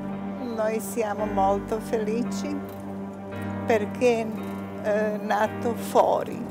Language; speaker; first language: Italian; non-native, learner; Bosnian